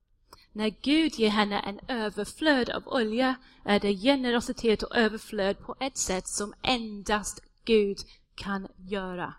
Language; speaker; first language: Swedish; non-native, fluent; English